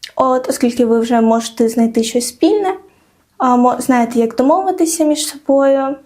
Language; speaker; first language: Ukrainian; non-native, local second language; Crimean Tatar